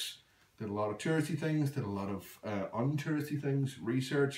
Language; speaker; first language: English; native; English